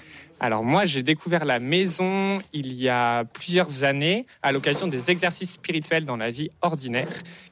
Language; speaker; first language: French; native; French